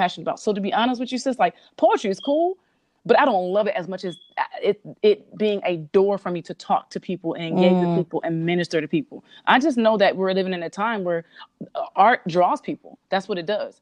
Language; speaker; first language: English; native; English